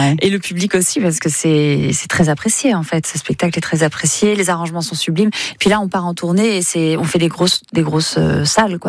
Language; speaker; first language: French; native; French